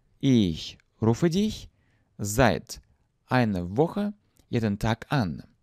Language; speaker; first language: German; non-native, fluent; Russian